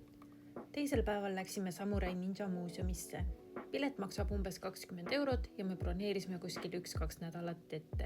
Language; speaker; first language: Estonian; native; Estonian